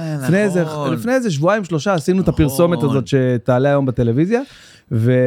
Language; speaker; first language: Hebrew; native; Hebrew